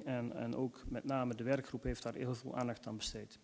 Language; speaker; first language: Dutch; native; Dutch